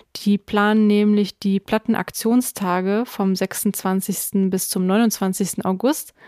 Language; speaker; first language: German; early bilingual, other home language; Russian